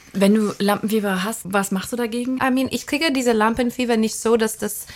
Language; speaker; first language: German; non-native, fluent; English